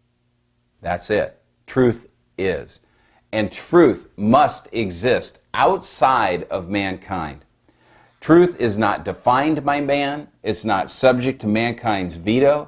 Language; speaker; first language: English; native; English